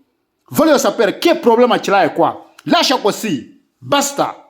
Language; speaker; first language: Italian; non-native, learner; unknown